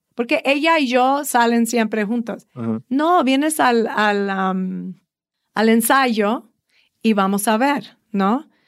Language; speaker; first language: Spanish; early bilingual, heritage; Spanish